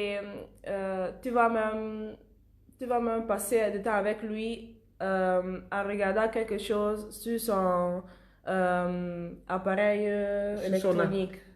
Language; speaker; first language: French; non-native, learner; Italian